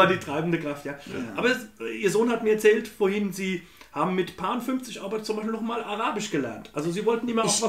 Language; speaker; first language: German; native; German